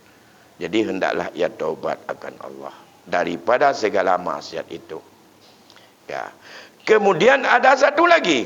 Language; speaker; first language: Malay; non-native, local second language; Achinese